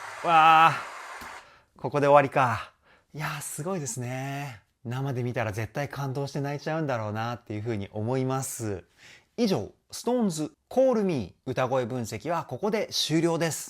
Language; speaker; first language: Japanese; native; Japanese